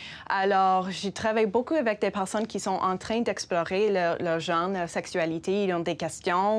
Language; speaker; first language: French; non-native, local second language; English